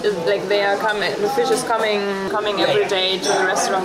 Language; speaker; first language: English; non-native, fluent; German